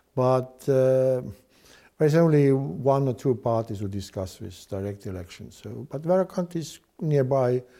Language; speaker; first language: English; non-native, fluent; Estonian